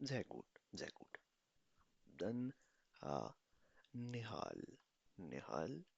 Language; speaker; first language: German; non-native, fluent; Urdu